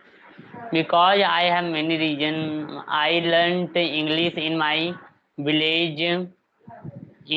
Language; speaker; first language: English; non-native, learner; Hindi